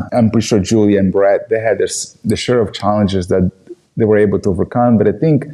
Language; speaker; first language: English; non-native, fluent; Portuguese